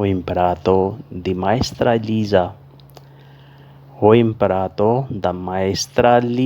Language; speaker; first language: Italian; non-native, learner; Urdu